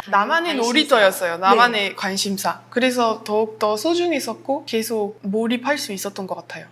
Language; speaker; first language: Korean; non-native, fluent; French